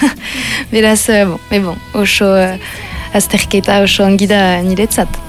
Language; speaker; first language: Basque; non-native, local second language; French